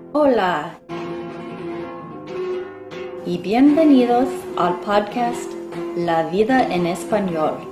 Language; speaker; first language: Spanish; non-native, fluent; English